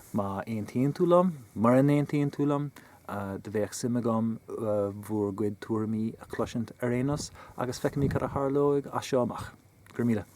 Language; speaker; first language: Irish; non-native, local second language; English